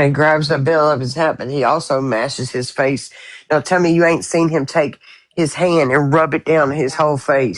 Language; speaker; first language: English; native; English